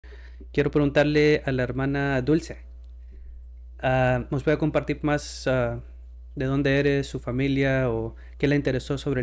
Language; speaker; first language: Spanish; early bilingual, heritage; Spanish